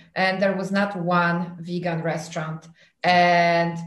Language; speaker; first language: English; non-native, fluent; Polish